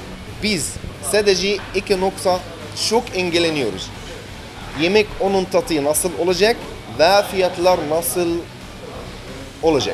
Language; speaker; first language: Turkish; non-native, learner; Arabic